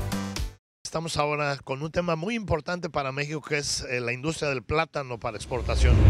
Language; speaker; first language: Spanish; native; Spanish